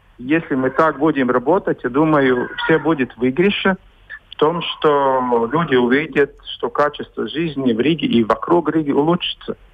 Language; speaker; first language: Russian; non-native, local second language; Latvian